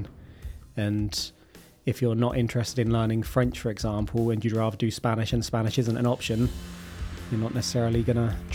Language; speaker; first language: English; native; English